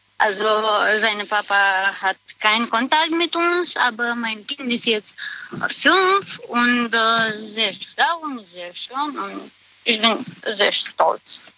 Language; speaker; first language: German; non-native, learner; Romanian